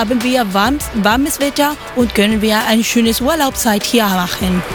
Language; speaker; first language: German; non-native, learner; Spanish